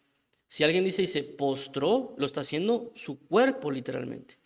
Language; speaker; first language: Spanish; native; Spanish